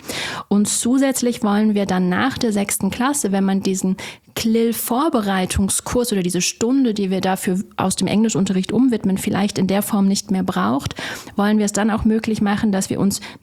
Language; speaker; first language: German; native; German